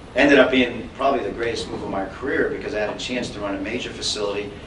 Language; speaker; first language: English; native; English